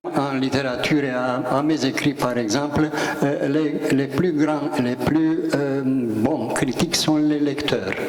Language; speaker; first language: French; non-native, learner; Romanian